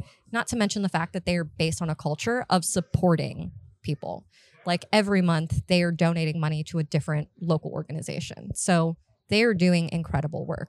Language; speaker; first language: English; native; English